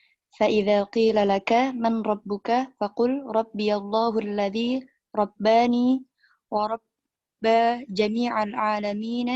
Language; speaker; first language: Arabic; non-native, learner; Indonesian